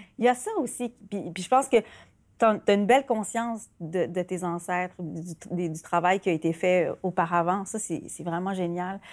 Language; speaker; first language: French; native; French